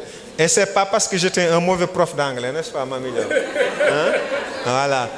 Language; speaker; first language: French; non-native, local second language; Wolof